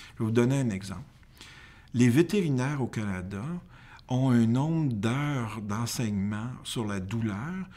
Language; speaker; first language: French; native; French